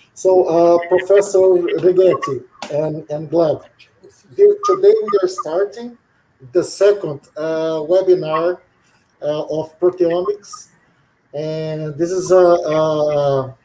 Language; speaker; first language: English; non-native, fluent; Portuguese